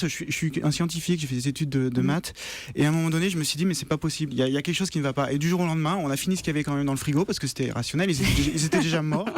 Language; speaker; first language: French; native; French